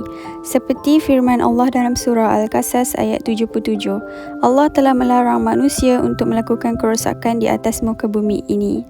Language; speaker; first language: Malay; native; Malay